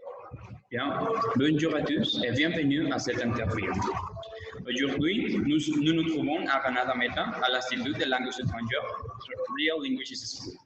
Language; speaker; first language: French; non-native, learner; Spanish